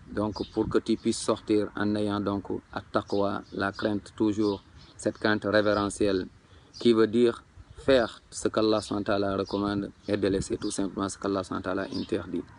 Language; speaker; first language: French; non-native, local second language; Wolof